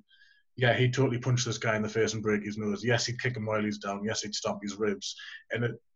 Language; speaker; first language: English; native; English